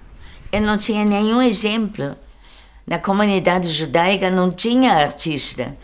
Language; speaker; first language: Portuguese; early bilingual, other home language; German